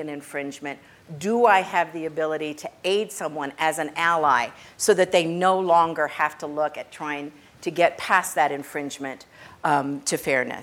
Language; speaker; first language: English; native; English